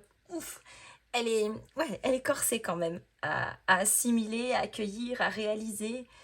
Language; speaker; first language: French; native; French